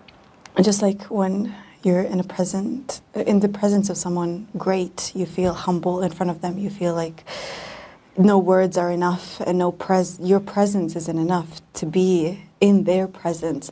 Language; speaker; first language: English; non-native, fluent; Bosnian